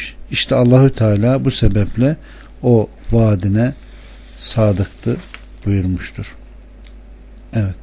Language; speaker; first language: Turkish; native; Turkish